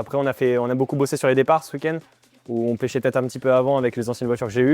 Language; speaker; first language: French; native; French